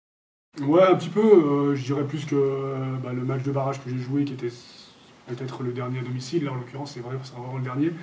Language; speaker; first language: French; native; French